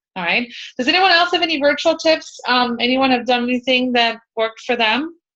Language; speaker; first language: English; native; English